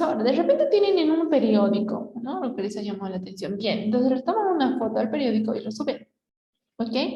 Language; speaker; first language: Spanish; native; Spanish